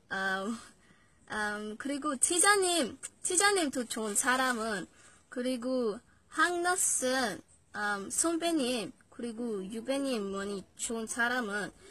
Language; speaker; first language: Korean; non-native, learner; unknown